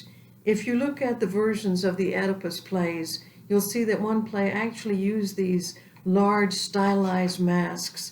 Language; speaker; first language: English; native; English